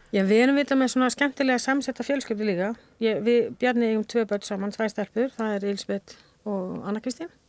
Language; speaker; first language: Icelandic; non-native, fluent; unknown